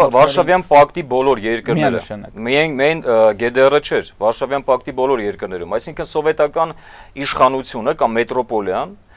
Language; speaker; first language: Armenian; native; Armenian